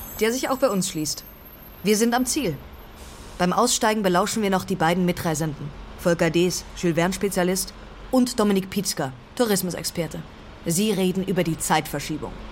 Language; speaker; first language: German; native; German